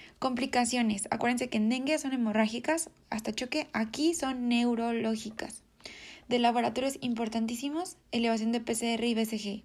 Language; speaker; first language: Spanish; native; Spanish